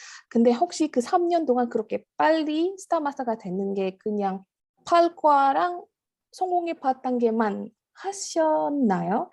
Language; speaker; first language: Korean; non-native, fluent; Indonesian